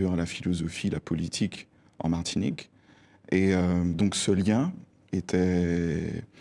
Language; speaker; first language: French; native; French